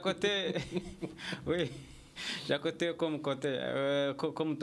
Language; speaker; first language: French; non-native, learner; Kinyarwanda